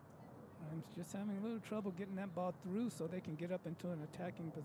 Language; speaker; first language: English; native; English